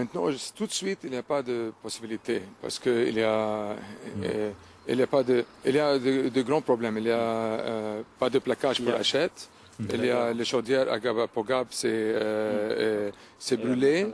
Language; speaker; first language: French; non-native, learner; Arabic